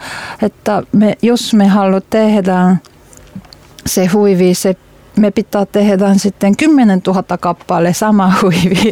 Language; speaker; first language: Finnish; non-native, learner; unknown